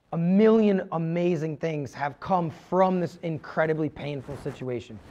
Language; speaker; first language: English; native; English